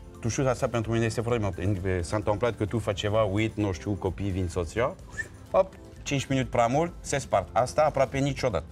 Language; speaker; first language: Romanian; non-native, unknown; French